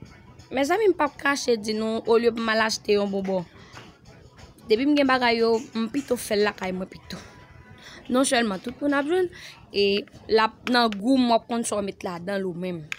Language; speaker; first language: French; non-native, learner; Haitian Creole